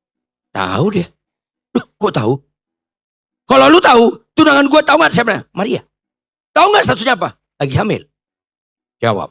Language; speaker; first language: Indonesian; native; Indonesian